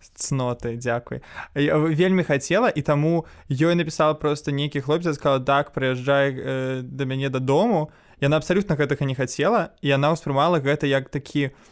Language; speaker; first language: Belarusian; non-native, local second language; Russian